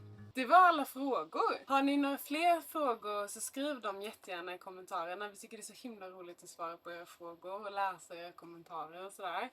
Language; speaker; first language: Swedish; native; Swedish